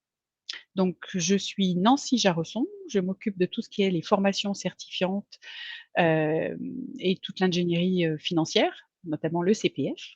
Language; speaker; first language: French; native; French